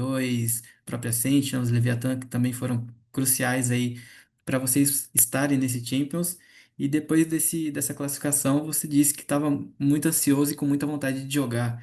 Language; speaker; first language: Portuguese; native; Portuguese